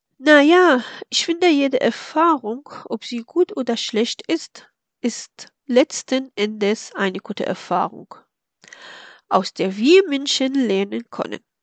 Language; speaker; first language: German; non-native, fluent; Arabic